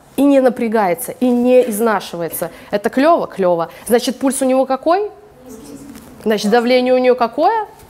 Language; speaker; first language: Russian; early bilingual, heritage; English